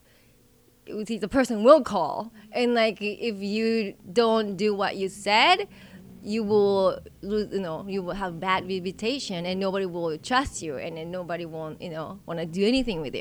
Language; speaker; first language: English; non-native, fluent; Japanese